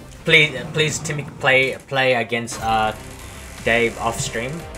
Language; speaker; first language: English; native; English